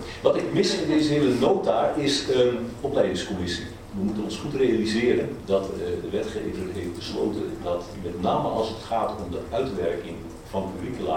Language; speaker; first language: Dutch; native; Dutch